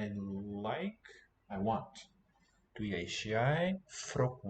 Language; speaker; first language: Welsh; non-native, learner; English